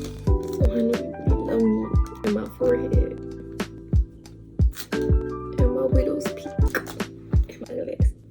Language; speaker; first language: English; native; English